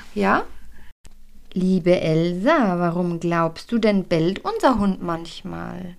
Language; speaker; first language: German; native; German